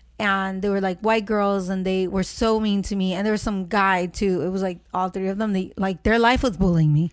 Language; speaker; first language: English; early bilingual, other home language; Spanish